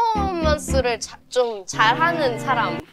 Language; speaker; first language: Korean; non-native, fluent; Thai